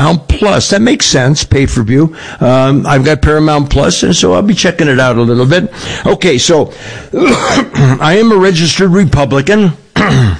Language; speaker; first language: English; native; English